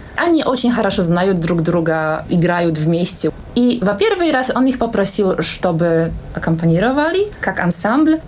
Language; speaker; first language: Russian; non-native, fluent; Polish